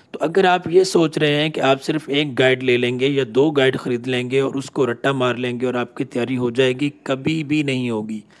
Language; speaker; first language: Urdu; non-native, local second language; Punjabi